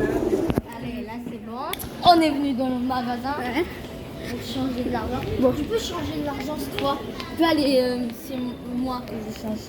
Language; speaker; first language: French; early bilingual, other home language; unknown